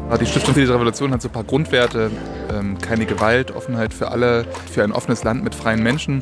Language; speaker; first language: German; native; German